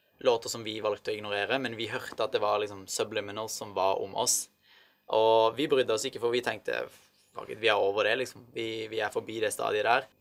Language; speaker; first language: Norwegian; early bilingual, other home language; Arabic